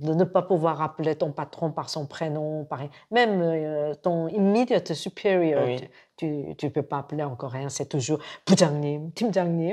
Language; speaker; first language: French; non-native, fluent; Korean